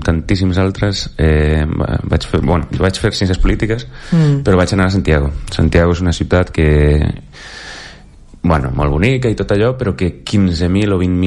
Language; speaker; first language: Catalan; native; Catalan